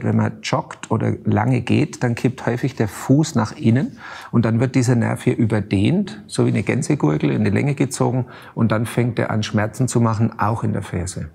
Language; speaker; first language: German; native; German